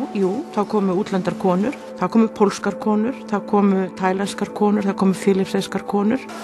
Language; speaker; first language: Icelandic; native; Icelandic